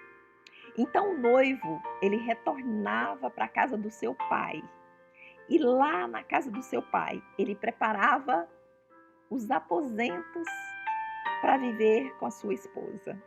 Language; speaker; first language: Portuguese; native; Portuguese